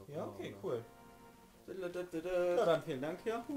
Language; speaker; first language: German; native; German